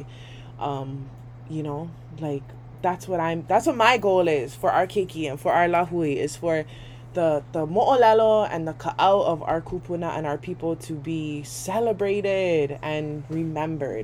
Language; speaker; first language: English; native; English